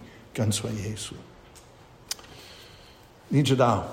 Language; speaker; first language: Chinese; non-native, fluent; English